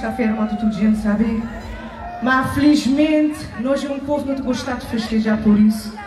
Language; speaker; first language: Portuguese; non-native, local second language; Kabuverdianu